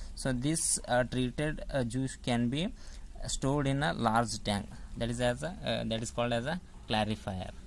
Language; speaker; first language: English; non-native, local second language; Kannada